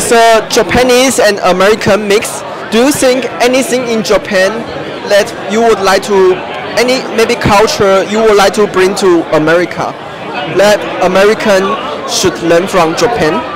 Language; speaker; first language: English; non-native, fluent; Chinese